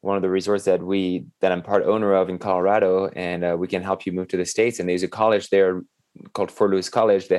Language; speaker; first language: English; non-native, fluent; French